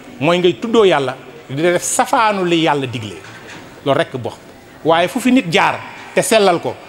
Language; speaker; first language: Wolof; native; Wolof